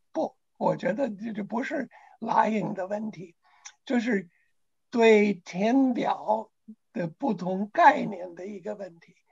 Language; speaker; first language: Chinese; non-native, fluent; English